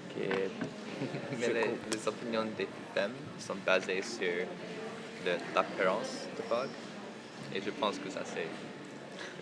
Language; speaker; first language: French; non-native, fluent; English